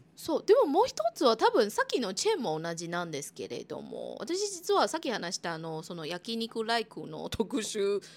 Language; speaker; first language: Japanese; non-native, fluent; Chinese